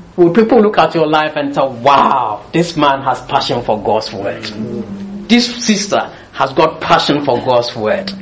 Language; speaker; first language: English; non-native, local second language; Akan